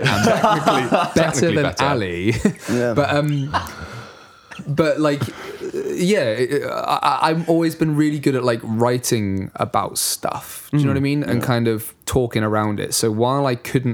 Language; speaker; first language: English; native; English